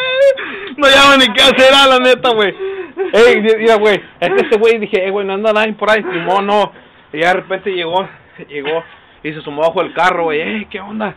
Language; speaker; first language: Spanish; native; Spanish